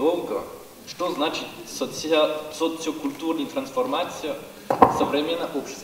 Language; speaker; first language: Russian; non-native, fluent; French